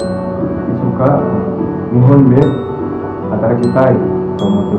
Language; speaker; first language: Japanese; non-native, learner; Indonesian